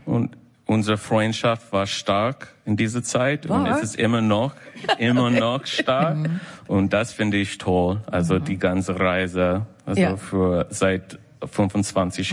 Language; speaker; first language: German; non-native, learner; English